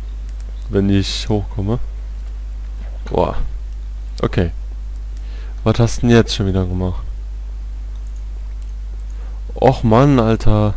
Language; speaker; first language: German; native; German